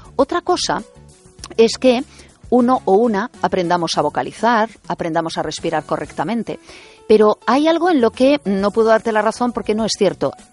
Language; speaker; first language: Spanish; native; Spanish